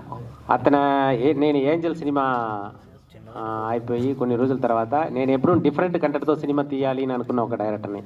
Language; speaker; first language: Telugu; native; Telugu